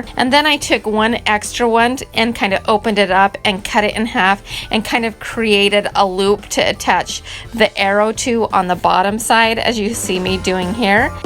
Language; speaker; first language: English; native; English